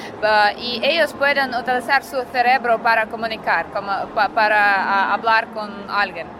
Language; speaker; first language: Spanish; non-native, learner; Russian